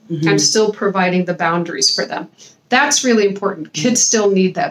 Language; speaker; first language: English; native; English